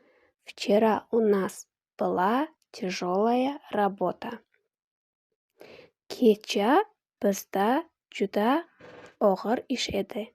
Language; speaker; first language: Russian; non-native, fluent; Uzbek